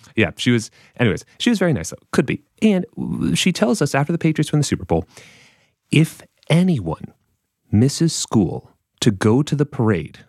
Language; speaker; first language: English; native; English